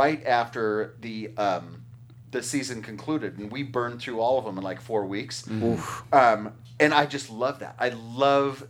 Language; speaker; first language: English; native; English